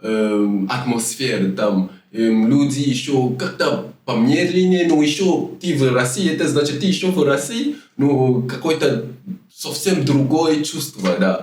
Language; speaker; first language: Russian; non-native, learner; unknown